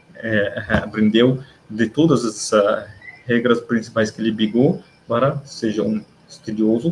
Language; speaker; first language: Portuguese; non-native, learner; Arabic